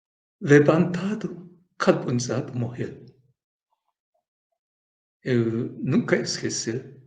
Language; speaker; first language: Portuguese; non-native, learner; Japanese